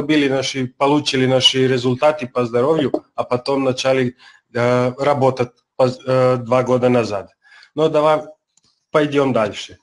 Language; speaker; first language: Russian; non-native, learner; Serbian